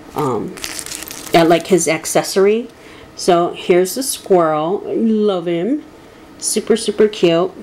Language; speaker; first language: English; native; English